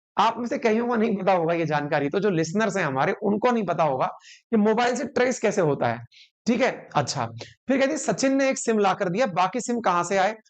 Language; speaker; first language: Hindi; native; Hindi